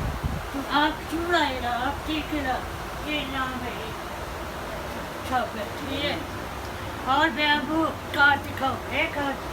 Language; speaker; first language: Hindi; non-native, learner; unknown